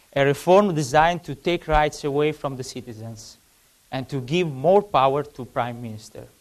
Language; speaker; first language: English; non-native, fluent; Italian